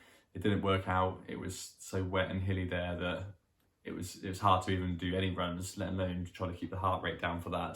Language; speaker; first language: English; native; English